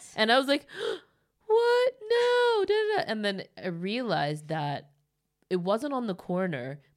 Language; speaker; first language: English; native; English